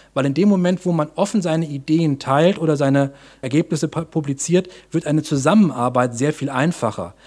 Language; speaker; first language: German; native; German